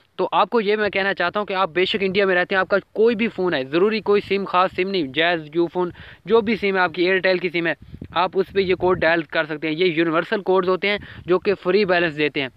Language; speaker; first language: Urdu; non-native, local second language; Punjabi